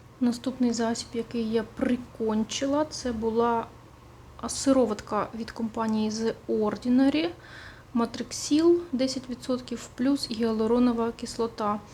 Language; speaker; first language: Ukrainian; non-native, local second language; Russian